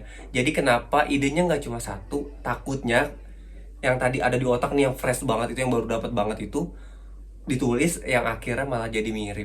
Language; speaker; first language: Indonesian; native; Indonesian